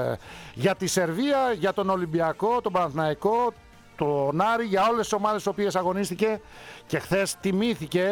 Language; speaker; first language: Greek; native; Greek